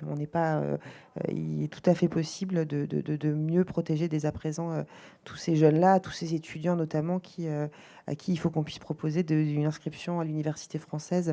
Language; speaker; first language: French; native; French